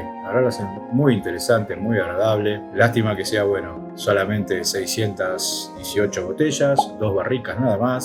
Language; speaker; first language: Spanish; native; Spanish